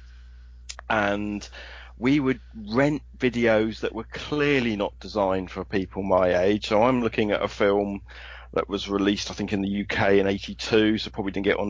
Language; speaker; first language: English; native; English